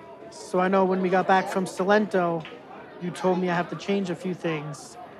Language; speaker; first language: English; native; English